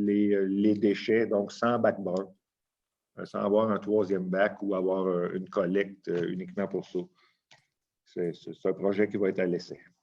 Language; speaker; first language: French; native; French